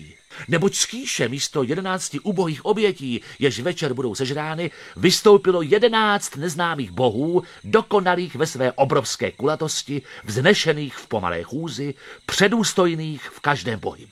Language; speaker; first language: Czech; native; Czech